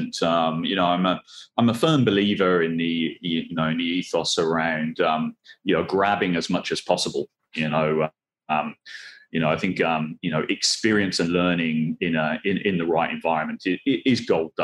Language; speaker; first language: English; native; English